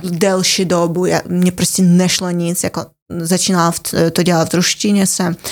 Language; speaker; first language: Czech; non-native, fluent; Russian